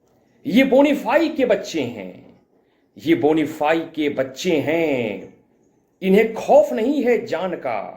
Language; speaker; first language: Hindi; native; Hindi